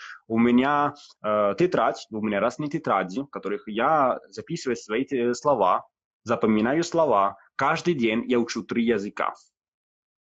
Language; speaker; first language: Russian; non-native, fluent; Italian